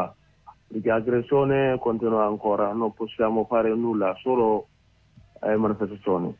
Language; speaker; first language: Italian; non-native, learner; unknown